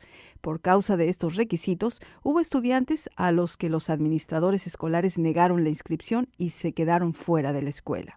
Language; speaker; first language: Spanish; native; Spanish